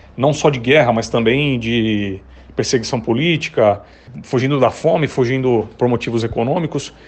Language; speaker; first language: Portuguese; native; Portuguese